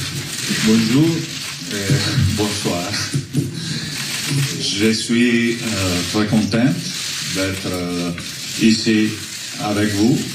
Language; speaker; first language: French; non-native, learner; Italian